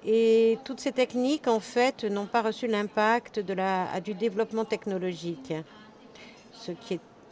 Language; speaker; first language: French; non-native, fluent; Persian